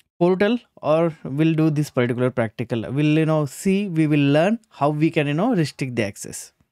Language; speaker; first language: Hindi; non-native, local second language; Marathi